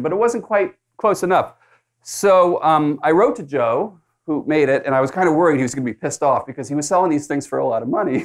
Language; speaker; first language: English; native; English